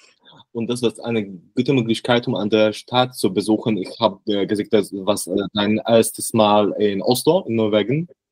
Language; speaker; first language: German; non-native, learner; Polish